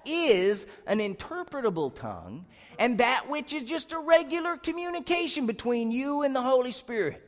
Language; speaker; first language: English; native; English